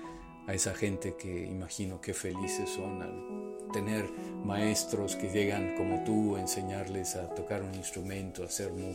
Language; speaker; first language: Spanish; native; Spanish